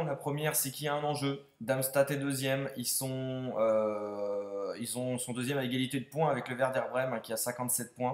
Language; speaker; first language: French; native; French